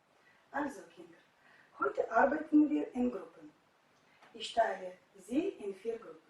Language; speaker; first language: German; non-native, fluent; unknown